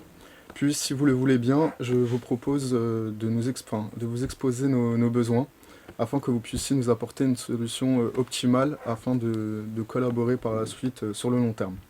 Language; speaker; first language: French; native; French